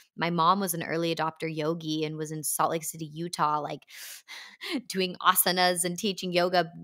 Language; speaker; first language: English; native; English